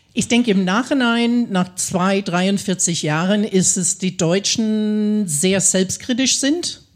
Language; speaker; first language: German; non-native, fluent; English